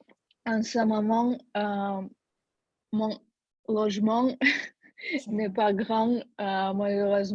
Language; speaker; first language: French; non-native, learner; Russian